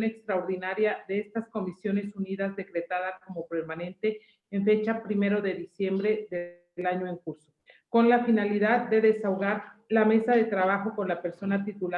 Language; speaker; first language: Spanish; native; Spanish